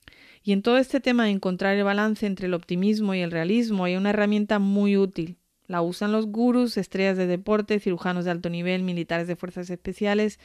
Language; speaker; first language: Spanish; native; Spanish